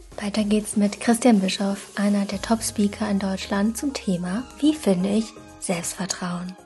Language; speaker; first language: German; native; German